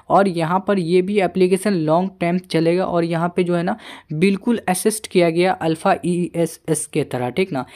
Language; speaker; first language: Hindi; native; Hindi